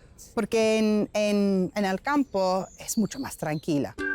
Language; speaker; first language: Spanish; non-native, learner; English